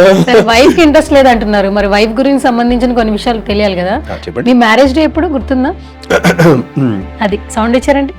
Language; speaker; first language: Telugu; native; Telugu